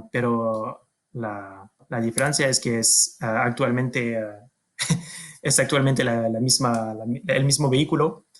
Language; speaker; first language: Spanish; non-native, fluent; French